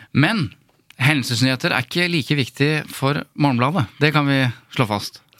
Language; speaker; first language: Norwegian; native; Norwegian